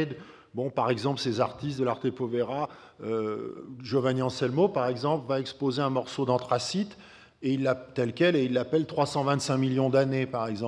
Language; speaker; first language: French; native; French